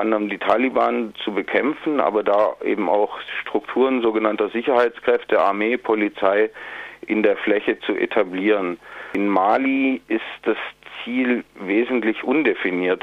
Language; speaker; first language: German; native; German